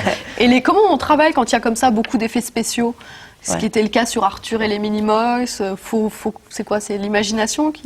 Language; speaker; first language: French; native; French